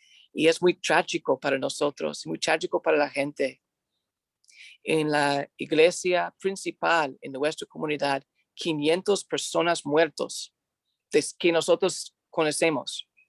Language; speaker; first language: Spanish; non-native, learner; English